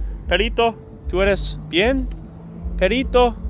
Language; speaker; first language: Spanish; non-native, learner; English